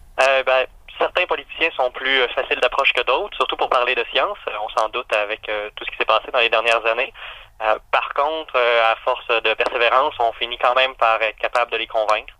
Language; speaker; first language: French; native; French